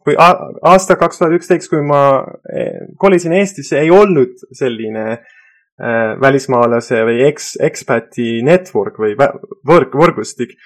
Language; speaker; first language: Estonian; non-native, fluent; Persian